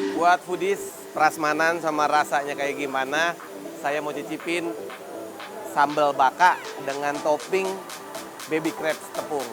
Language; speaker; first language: Indonesian; native; Indonesian